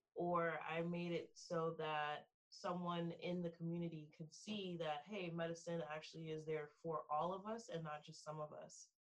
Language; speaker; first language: English; native; English